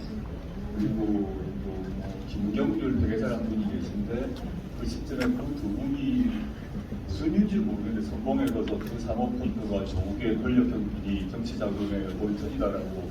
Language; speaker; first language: Korean; native; Korean